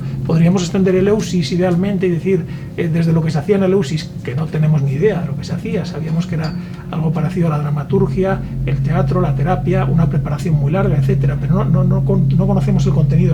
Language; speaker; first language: Spanish; native; Spanish